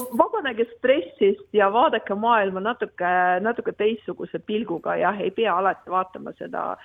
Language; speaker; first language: Estonian; non-native, local second language; Russian